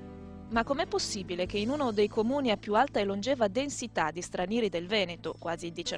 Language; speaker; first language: Italian; native; Italian